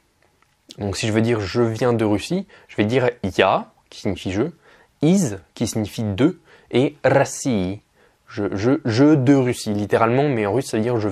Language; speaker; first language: French; native; French